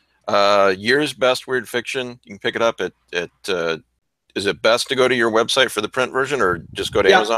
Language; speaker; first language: English; native; English